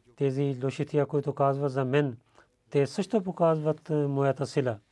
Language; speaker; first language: Bulgarian; non-native, learner; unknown